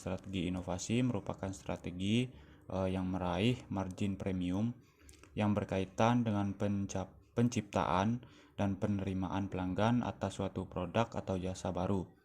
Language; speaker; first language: Indonesian; native; Indonesian